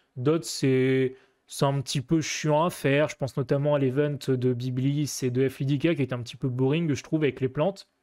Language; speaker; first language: French; native; French